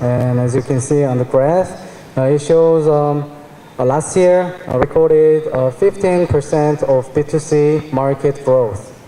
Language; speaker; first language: English; non-native, fluent; Korean